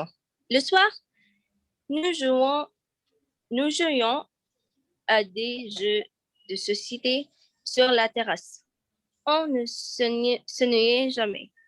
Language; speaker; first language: French; non-native, learner; Arabic